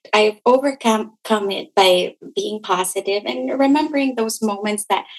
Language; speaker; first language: English; non-native, local second language; Cebuano